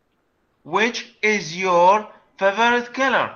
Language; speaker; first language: English; non-native, learner; Arabic